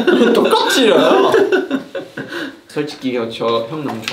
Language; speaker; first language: Korean; non-native, fluent; Chinese